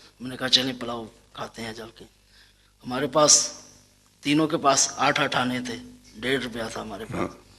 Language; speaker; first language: Urdu; non-native, local second language; Punjabi